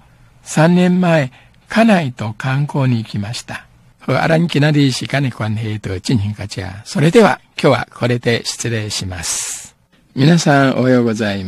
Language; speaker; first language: Japanese; non-native, fluent; Min Nan Chinese